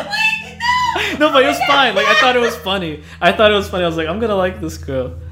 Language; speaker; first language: English; early bilingual, other home language; Filipino